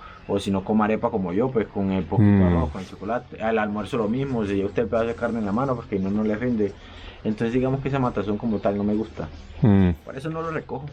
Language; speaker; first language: Spanish; native; Spanish